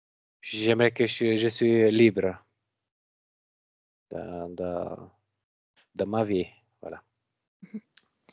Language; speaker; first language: French; non-native, learner; Macedonian